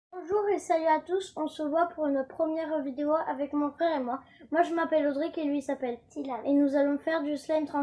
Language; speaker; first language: French; native; French